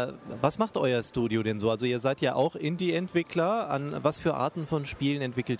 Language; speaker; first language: German; native; German